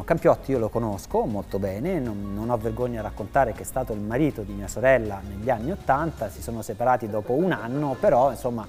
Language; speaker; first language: Italian; native; Italian